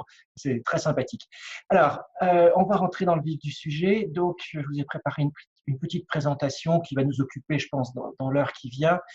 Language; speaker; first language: French; native; French